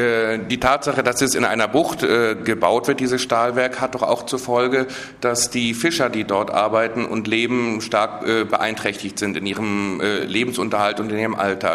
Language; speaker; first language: German; native; German